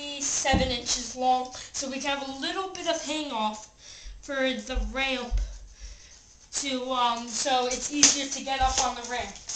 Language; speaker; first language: English; native; English